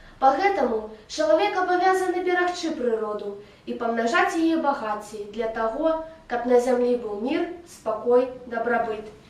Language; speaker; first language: Belarusian; native; Belarusian